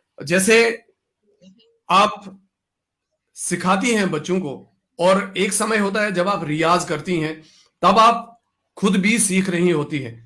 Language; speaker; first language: Hindi; non-native, local second language; Kashmiri